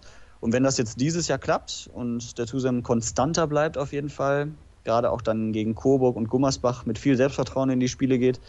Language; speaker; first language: German; native; German